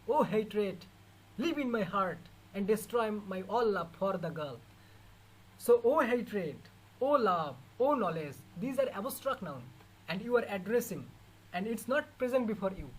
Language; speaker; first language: English; non-native, local second language; Bangla